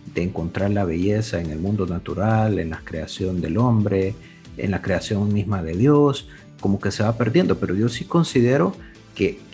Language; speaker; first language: Spanish; native; Spanish